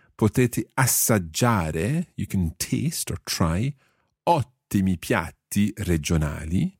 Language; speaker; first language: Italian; non-native, fluent; English